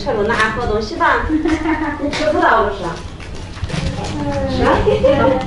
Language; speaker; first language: Chinese; native; Chinese